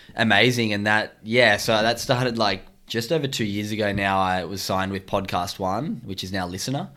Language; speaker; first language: English; native; English